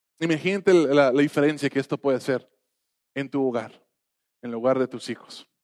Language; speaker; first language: Spanish; non-native, fluent; English